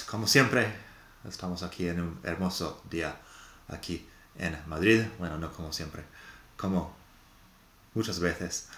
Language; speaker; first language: Spanish; non-native, fluent; English